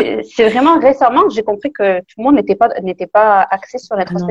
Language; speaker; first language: French; native; French